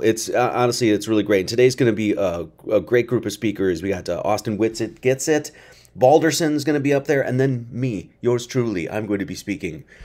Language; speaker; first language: English; native; English